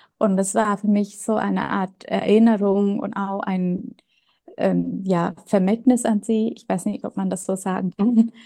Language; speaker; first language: German; non-native, fluent; Vietnamese